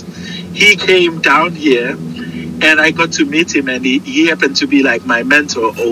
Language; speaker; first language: English; non-native, local second language; Zulu